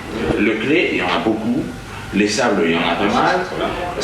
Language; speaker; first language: French; non-native, fluent; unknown